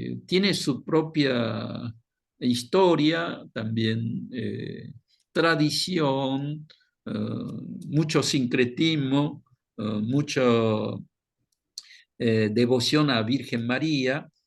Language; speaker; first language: Spanish; non-native, fluent; Korean